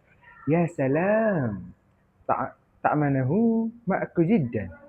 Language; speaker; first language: Arabic; non-native, learner; Malay